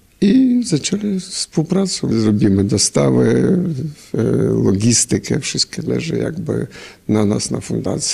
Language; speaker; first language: Polish; non-native, learner; Ukrainian